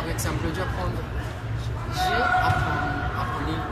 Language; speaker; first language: French; non-native, learner; Spanish